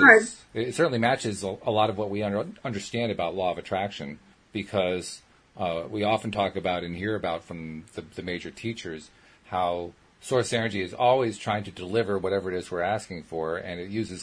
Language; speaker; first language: English; native; English